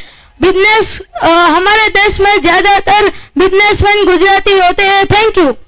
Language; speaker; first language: Hindi; non-native, local second language; Gujarati